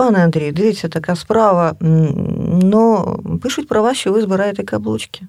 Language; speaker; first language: Ukrainian; native; Ukrainian